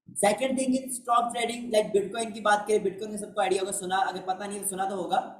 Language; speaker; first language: Urdu; non-native, local second language; Punjabi